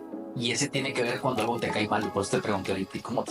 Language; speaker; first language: Spanish; native; Spanish